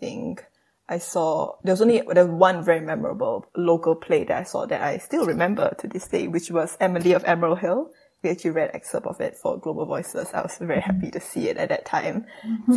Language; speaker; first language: English; native; English